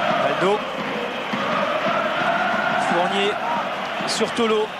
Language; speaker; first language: French; native; French